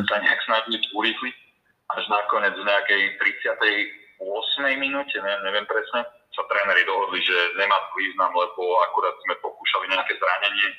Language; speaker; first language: Slovak; native; Slovak